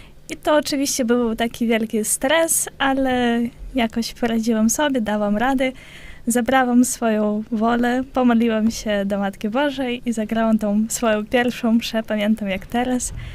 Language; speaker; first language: Polish; non-native, fluent; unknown